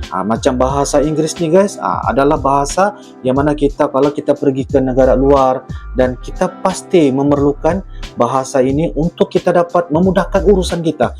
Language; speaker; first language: Malay; native; Malay